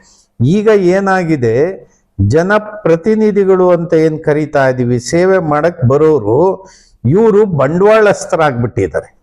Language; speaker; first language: Kannada; native; Kannada